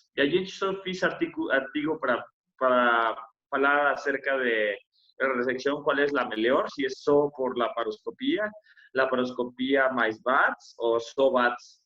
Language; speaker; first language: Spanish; non-native, learner; Portuguese